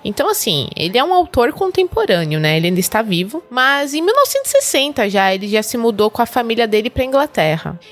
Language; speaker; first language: Portuguese; native; Portuguese